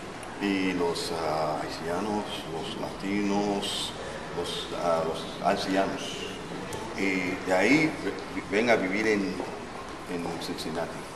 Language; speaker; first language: Spanish; non-native, local second language; English